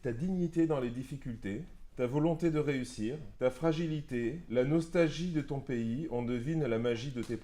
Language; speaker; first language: French; native; French